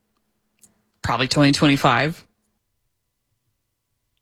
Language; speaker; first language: English; native; English